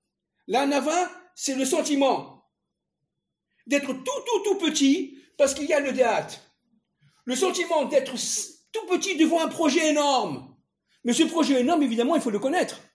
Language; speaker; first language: French; native; French